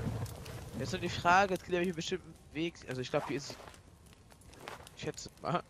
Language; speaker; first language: German; native; German